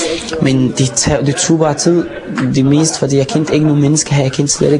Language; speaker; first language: Danish; non-native, fluent; Arabic